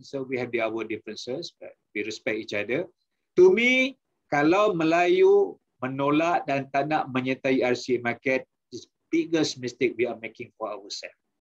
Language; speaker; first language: English; non-native, local second language; Malay